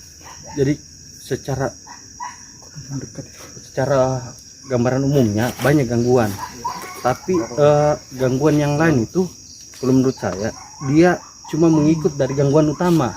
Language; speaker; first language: Indonesian; native; Indonesian